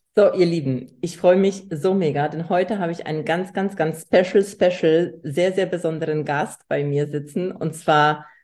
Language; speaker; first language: German; native; German